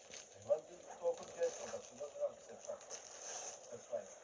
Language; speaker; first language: English; non-native, learner; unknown